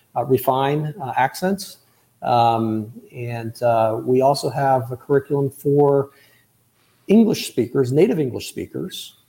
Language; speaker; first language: English; native; English